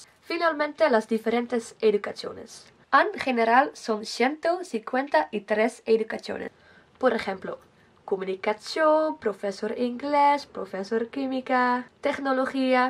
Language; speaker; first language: Spanish; non-native, learner; Dutch